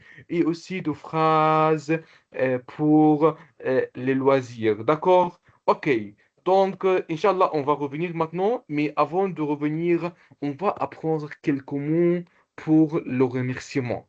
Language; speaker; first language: French; non-native, local second language; Comorian